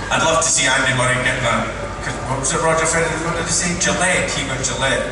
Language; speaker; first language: English; native; English